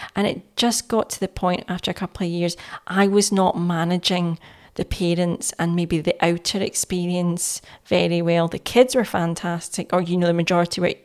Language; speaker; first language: English; native; English